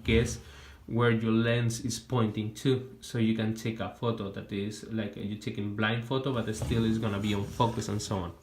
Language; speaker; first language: English; non-native, fluent; Spanish